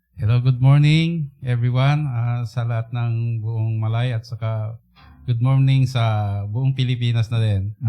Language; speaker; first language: Filipino; native; Filipino